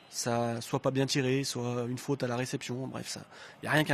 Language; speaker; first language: French; native; French